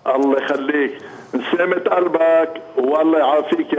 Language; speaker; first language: Arabic; native; Arabic